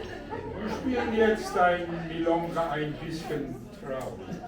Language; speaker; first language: German; non-native, learner; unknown